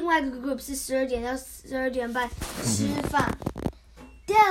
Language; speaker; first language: Chinese; early bilingual, heritage; Chinese